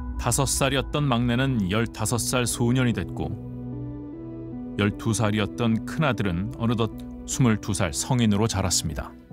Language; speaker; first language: Korean; native; Korean